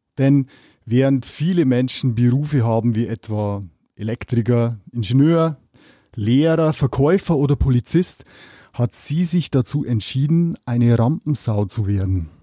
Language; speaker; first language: German; native; German